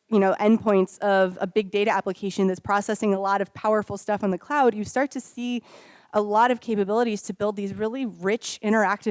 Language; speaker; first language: English; native; English